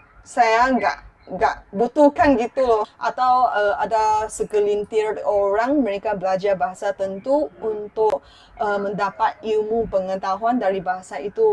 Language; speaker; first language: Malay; non-native, local second language; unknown